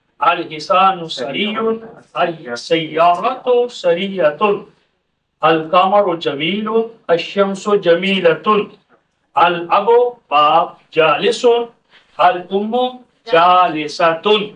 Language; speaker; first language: Arabic; non-native, fluent; Urdu